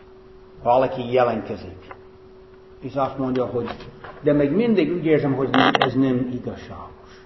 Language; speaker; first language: Hungarian; non-native, fluent; English